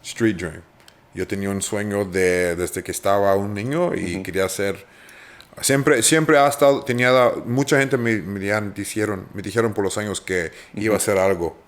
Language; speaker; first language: Spanish; early bilingual, heritage; Spanish